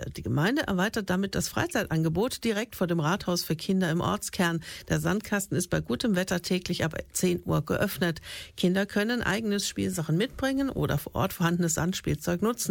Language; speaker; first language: German; native; German